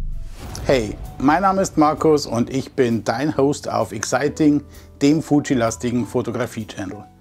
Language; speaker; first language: German; native; German